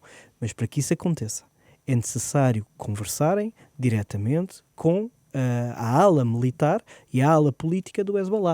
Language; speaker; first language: Portuguese; native; Portuguese